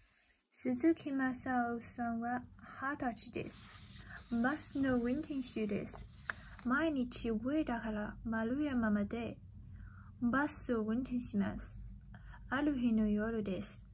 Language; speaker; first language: Japanese; non-native, learner; Chinese